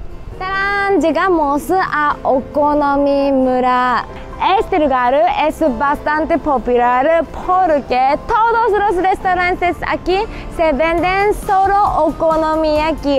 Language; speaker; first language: Spanish; non-native, learner; Japanese